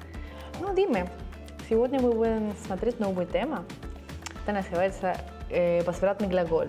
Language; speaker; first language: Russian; non-native, fluent; Spanish